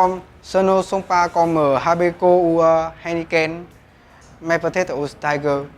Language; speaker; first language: French; non-native, learner; Vietnamese